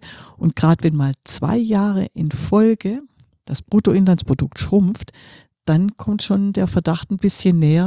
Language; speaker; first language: German; native; German